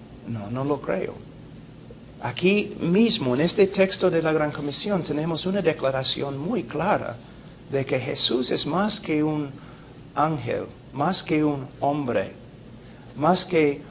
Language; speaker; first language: Spanish; non-native, fluent; English